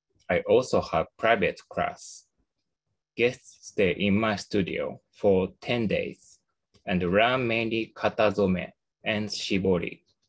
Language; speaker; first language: English; non-native, learner; Japanese